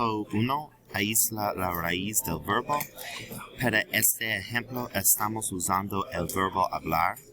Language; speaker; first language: Spanish; non-native, learner; English